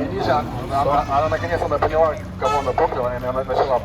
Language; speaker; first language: Russian; native; Russian